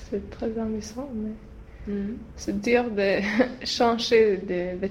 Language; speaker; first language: French; non-native, learner; Swedish